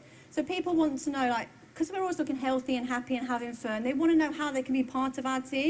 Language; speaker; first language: English; native; English